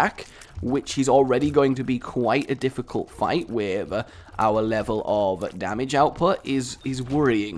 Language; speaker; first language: English; native; English